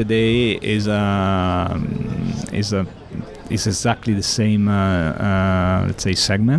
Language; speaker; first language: English; non-native, fluent; Italian